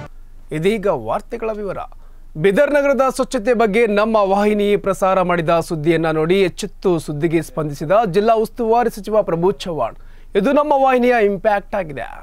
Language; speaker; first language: Kannada; native; Kannada